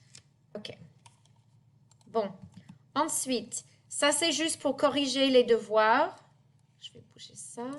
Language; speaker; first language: French; non-native, fluent; English